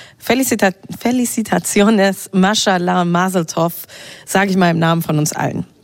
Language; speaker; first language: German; native; German